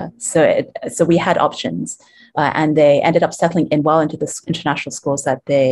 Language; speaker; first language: English; non-native, local second language; Cantonese